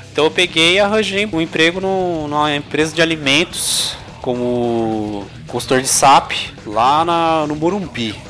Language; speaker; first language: Portuguese; native; Portuguese